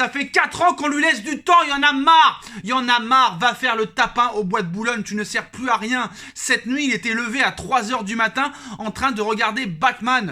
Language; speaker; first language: French; native; French